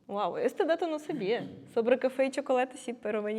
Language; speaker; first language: Spanish; non-native, fluent; Russian